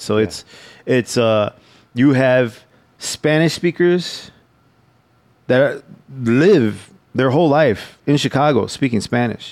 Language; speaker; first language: English; early bilingual, other home language; Spanish